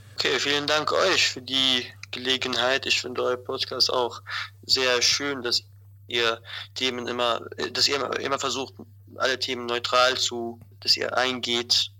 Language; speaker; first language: German; non-native, fluent; Arabic